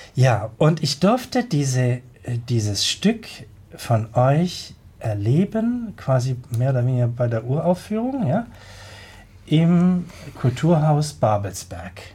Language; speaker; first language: German; native; German